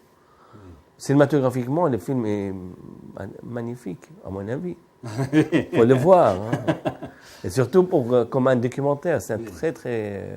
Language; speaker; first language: French; non-native, fluent; Arabic